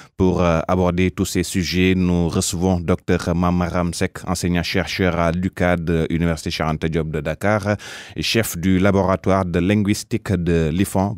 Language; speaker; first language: French; non-native, local second language; Wolof